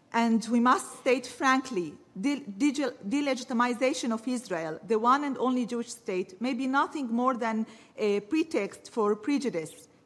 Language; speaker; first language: English; early bilingual, other home language; Arabic